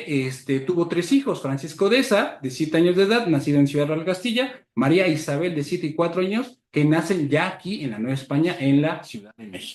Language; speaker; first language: Spanish; native; Spanish